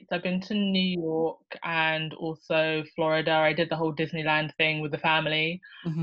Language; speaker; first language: English; native; English